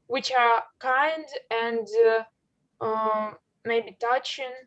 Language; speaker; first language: English; non-native, learner; Russian